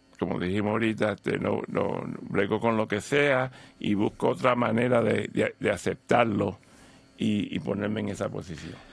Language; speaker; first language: Spanish; early bilingual, heritage; Spanish